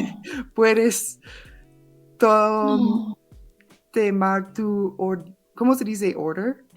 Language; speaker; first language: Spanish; non-native, learner; English